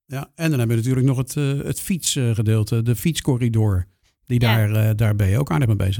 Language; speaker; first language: Dutch; native; Dutch